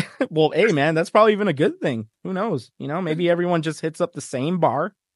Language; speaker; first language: English; early bilingual, other home language; Spanish